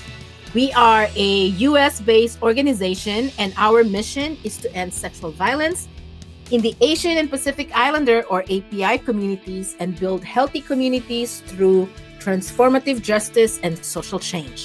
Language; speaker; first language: English; non-native, local second language; Filipino